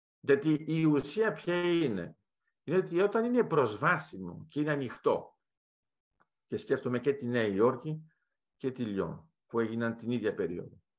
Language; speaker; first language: Greek; early bilingual, heritage; Greek